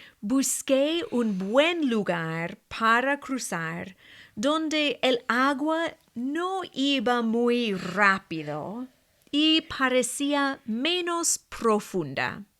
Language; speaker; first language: Spanish; non-native, fluent; English